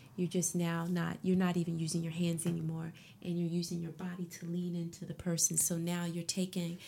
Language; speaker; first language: English; native; English